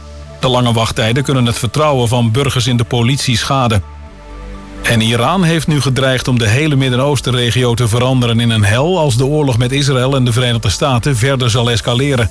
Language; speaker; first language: Dutch; native; Dutch